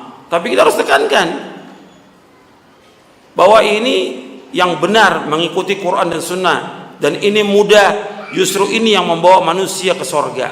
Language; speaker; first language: Indonesian; native; Indonesian